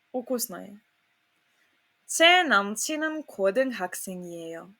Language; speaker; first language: Korean; non-native, fluent; Serbian